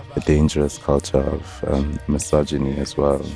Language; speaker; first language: English; non-native, local second language; Zulu